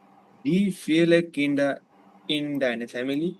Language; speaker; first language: German; non-native, learner; Bangla